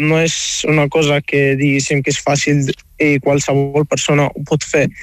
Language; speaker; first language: Catalan; non-native, fluent; Arabic